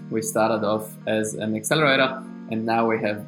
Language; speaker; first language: English; non-native, fluent; German